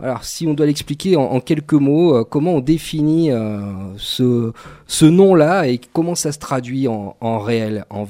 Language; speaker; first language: French; native; French